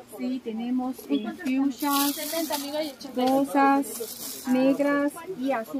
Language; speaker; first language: Spanish; non-native, learner; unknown